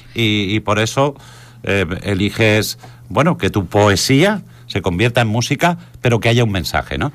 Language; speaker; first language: Spanish; native; Spanish